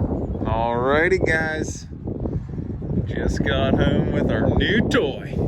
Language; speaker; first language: English; native; English